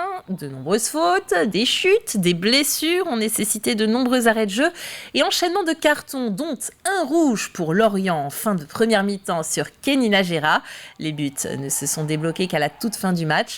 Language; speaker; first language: French; native; French